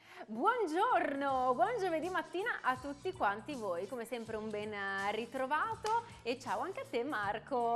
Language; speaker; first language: Italian; native; Italian